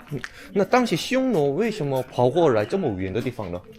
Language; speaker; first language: Chinese; non-native, fluent; Korean